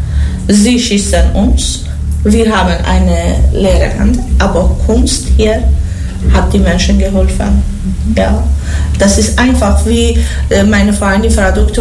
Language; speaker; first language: German; non-native, learner; Persian